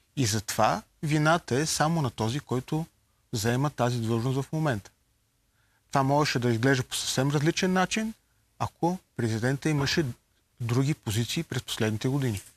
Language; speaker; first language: Bulgarian; native; Bulgarian